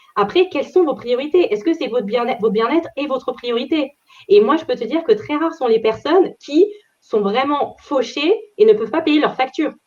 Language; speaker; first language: French; native; French